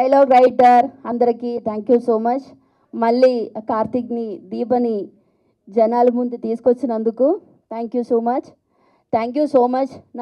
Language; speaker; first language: Telugu; non-native, learner; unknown